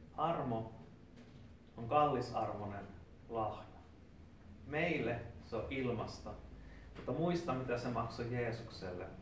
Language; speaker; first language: Finnish; native; Finnish